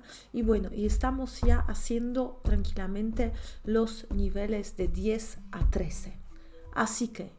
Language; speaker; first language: Spanish; non-native, fluent; Polish